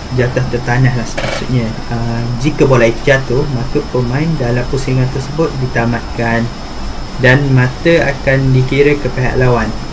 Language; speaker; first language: Malay; native; Malay